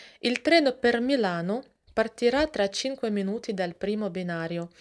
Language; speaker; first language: Italian; non-native, fluent; Russian